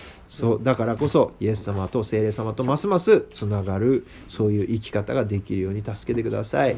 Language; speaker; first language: Japanese; native; Japanese